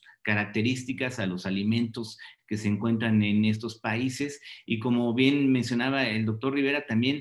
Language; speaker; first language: Spanish; native; Spanish